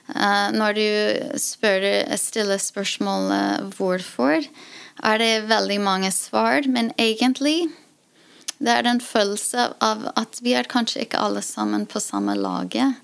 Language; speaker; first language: Norwegian; non-native, fluent; English